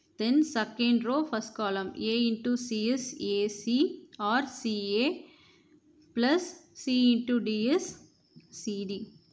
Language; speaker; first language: English; non-native, local second language; Tamil